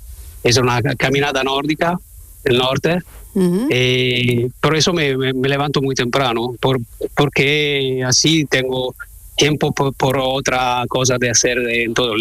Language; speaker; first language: Spanish; non-native, learner; Italian